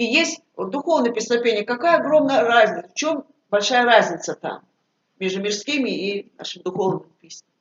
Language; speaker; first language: Russian; native; Russian